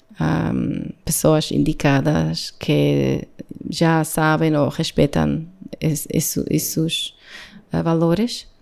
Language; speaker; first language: Portuguese; non-native, learner; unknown